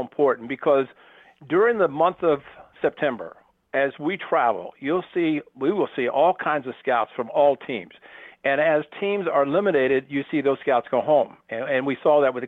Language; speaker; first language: English; native; English